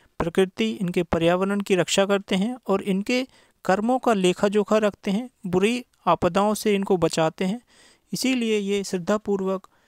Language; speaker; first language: Hindi; native; Hindi